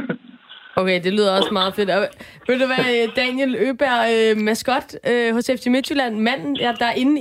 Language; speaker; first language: Danish; native; Danish